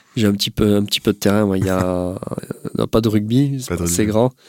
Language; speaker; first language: French; native; French